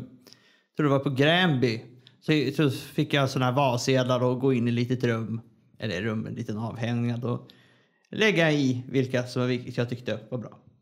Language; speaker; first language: Swedish; native; Swedish